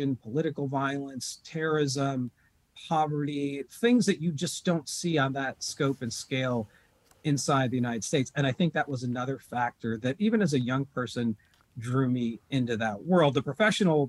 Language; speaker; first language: English; native; English